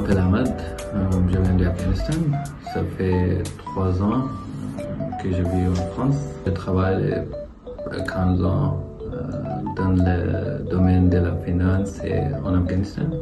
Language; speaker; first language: French; non-native, fluent; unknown